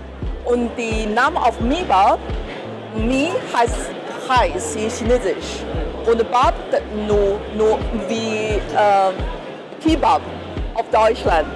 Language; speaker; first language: German; non-native, learner; Chinese